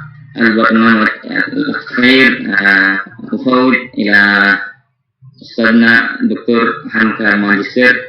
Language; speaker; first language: Arabic; non-native, fluent; Indonesian